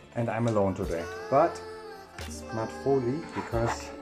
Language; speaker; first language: English; non-native, fluent; German